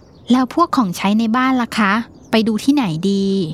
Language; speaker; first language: Thai; native; Thai